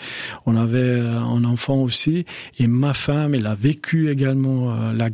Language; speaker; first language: French; non-native, fluent; Albanian